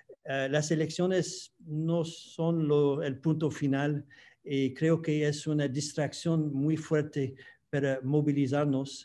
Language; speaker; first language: Spanish; non-native, fluent; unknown